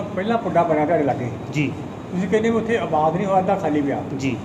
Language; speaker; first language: Punjabi; native; Punjabi